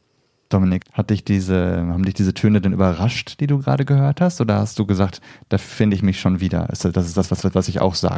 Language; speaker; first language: German; native; German